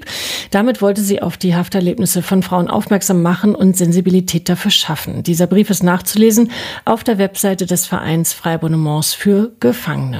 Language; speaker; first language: German; native; German